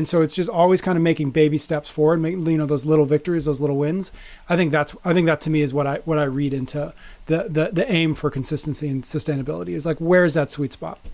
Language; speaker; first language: English; native; English